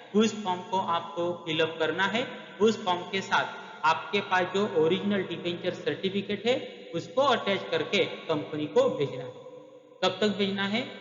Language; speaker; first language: Hindi; non-native, local second language; Marathi